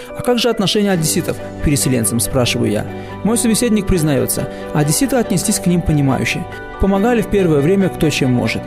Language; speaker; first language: Russian; non-native, local second language; Azerbaijani